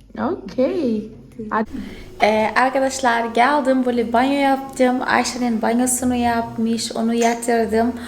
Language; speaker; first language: Turkish; non-native, fluent; Portuguese